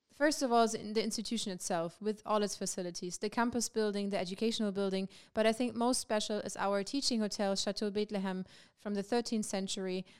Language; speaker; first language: English; non-native, fluent; German